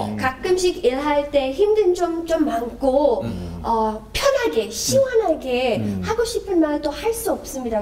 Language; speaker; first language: Korean; non-native, learner; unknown